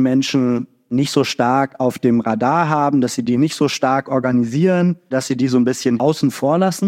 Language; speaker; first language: German; native; German